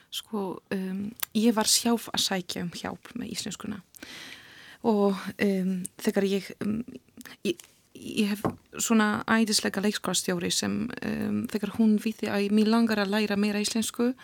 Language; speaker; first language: Icelandic; non-native, learner; Polish